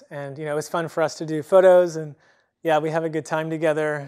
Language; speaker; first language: English; native; English